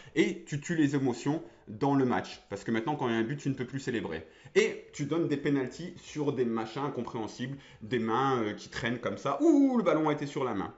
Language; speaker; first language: French; native; French